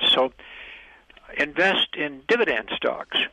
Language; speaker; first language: English; native; English